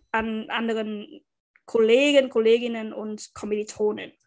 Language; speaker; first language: German; non-native, fluent; Vietnamese